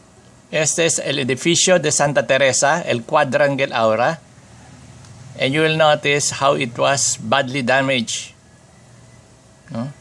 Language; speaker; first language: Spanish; non-native, fluent; Filipino